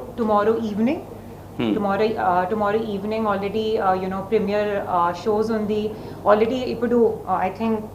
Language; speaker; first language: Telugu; non-native, learner; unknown